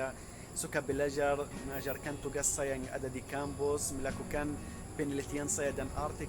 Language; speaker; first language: Indonesian; non-native, fluent; Arabic